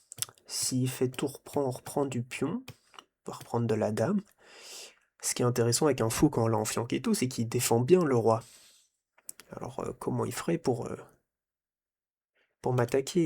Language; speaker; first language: French; native; French